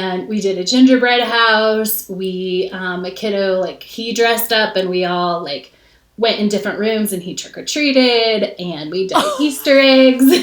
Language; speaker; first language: English; native; English